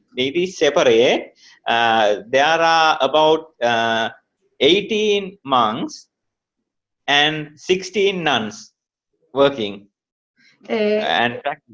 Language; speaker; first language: English; non-native, local second language; Sinhala